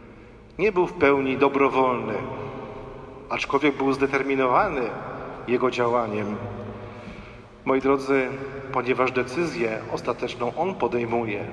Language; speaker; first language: Polish; native; Polish